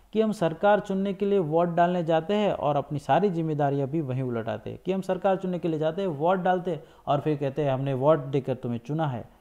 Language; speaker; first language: Hindi; non-native, local second language; Gujarati